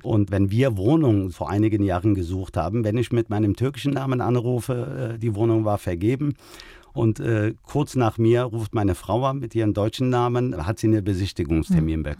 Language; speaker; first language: German; early bilingual, other home language; Turkish